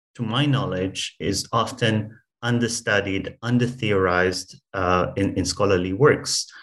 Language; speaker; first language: English; non-native, fluent; Hebrew